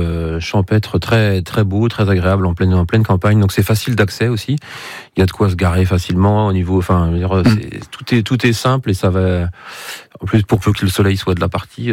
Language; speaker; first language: French; native; French